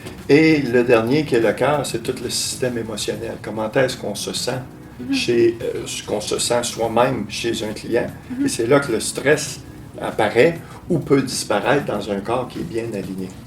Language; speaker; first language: French; native; French